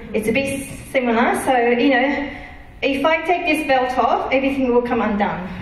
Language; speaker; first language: English; non-native, fluent; Japanese